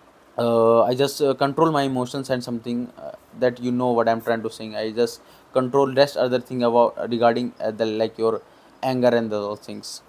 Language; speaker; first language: English; non-native, local second language; Hindi